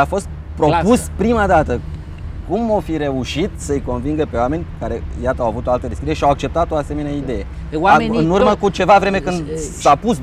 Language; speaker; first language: Romanian; native; Romanian